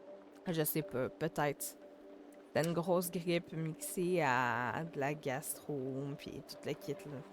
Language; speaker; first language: French; native; French